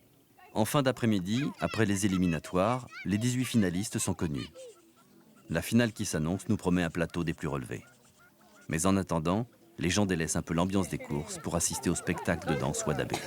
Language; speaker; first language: French; native; French